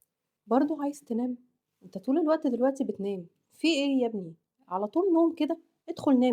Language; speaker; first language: Arabic; native; Arabic